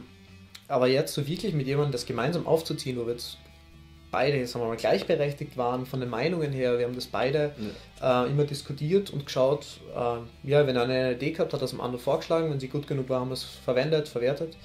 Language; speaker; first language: German; native; German